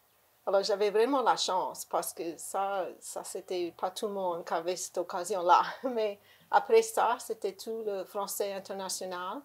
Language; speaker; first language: French; native; French